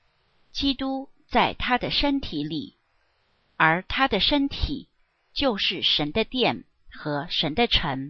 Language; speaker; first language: Chinese; native; Chinese